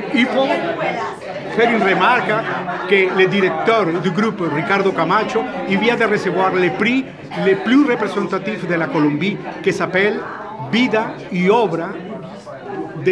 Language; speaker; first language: French; non-native, fluent; Spanish